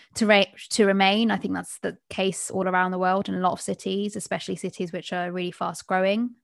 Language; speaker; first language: English; early bilingual, other home language; Bangla